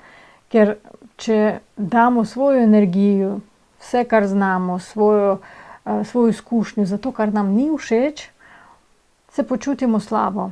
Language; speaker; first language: Slovenian; non-native, fluent; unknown